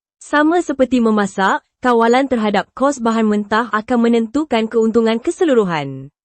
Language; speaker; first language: Malay; native; Malay